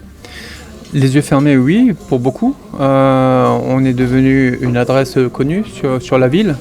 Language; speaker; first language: French; native; French